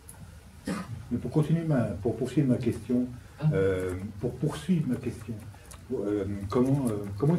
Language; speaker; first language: French; native; French